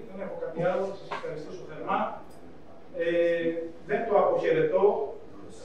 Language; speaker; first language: Greek; native; Greek